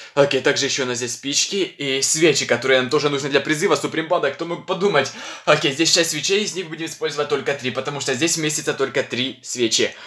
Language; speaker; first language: Russian; non-native, local second language; Ukrainian